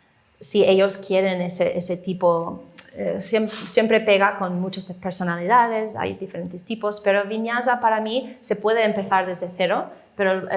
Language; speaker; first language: Spanish; non-native, fluent; English